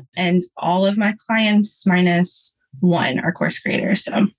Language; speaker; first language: English; native; English